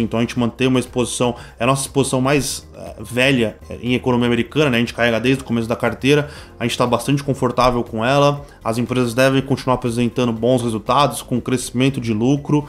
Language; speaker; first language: Portuguese; native; Portuguese